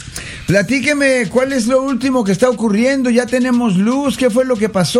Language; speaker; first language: Spanish; native; Spanish